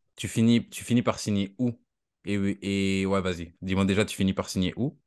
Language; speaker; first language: French; native; French